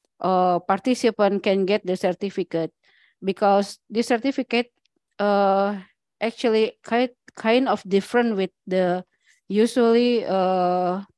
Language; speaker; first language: English; non-native, learner; Indonesian